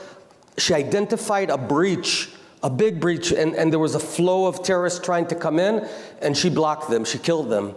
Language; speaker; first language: English; non-native, local second language; Hebrew